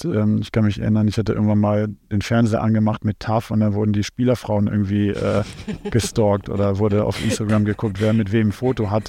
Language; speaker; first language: German; native; German